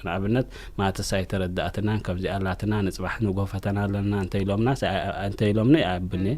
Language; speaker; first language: Tigrinya; native; Tigrinya